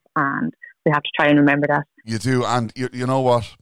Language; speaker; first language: English; native; English